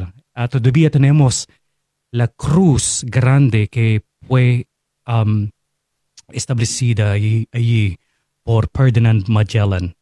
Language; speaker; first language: Spanish; non-native, fluent; Filipino